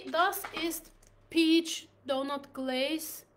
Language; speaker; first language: German; non-native, learner; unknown